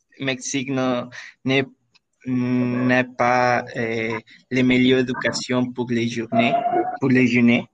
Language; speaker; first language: French; non-native, learner; Spanish